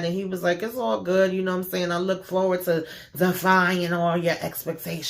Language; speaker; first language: English; native; English